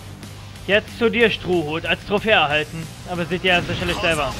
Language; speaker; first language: German; native; German